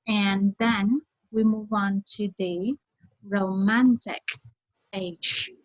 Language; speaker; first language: English; non-native, fluent; Vietnamese